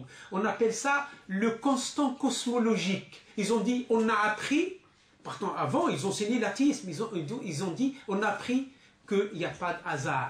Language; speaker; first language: French; non-native, local second language; Arabic